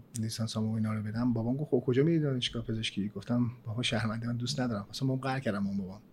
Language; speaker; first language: Persian; early bilingual, other home language; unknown